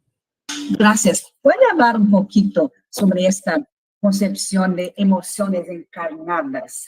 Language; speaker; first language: Spanish; non-native, fluent; Portuguese